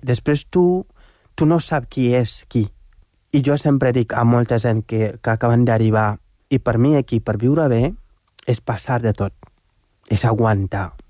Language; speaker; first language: Catalan; non-native, fluent; Wolof